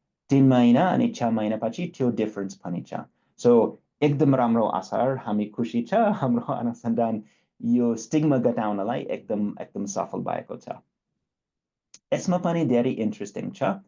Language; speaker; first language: Nepali; non-native, fluent; English